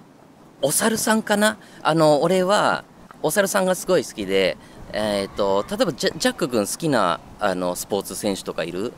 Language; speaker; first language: Japanese; native; Japanese